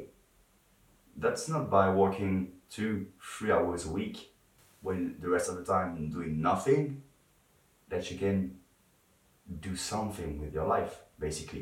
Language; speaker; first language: English; non-native, fluent; French